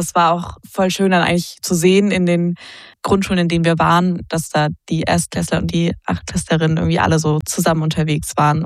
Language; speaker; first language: German; native; German